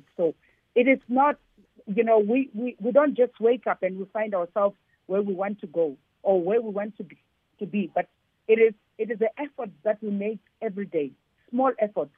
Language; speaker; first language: English; non-native, local second language; Tsonga